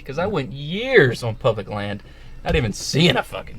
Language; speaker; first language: English; native; English